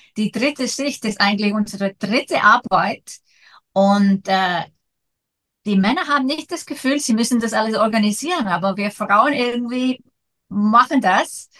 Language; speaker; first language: German; non-native, fluent; Icelandic